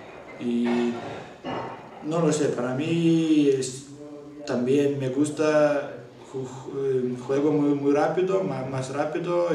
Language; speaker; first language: Spanish; non-native, learner; Lithuanian